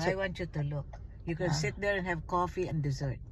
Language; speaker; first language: English; non-native, fluent; Filipino